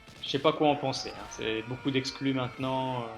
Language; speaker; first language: French; native; French